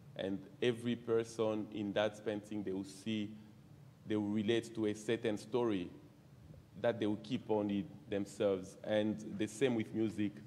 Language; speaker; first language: English; non-native, fluent; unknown